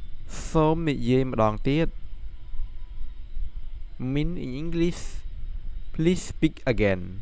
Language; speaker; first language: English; non-native, learner; Khmer